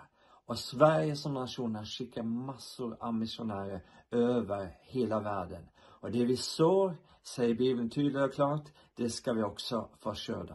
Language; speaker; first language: Swedish; non-native, fluent; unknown